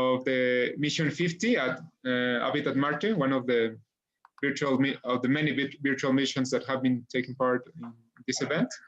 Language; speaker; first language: English; non-native, fluent; Spanish